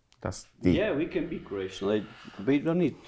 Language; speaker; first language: English; non-native, learner; Albanian